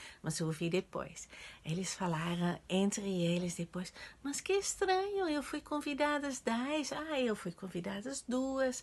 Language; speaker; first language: Portuguese; non-native, fluent; Dutch